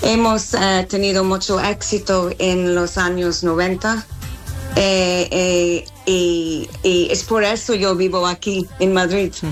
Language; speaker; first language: Spanish; non-native, fluent; English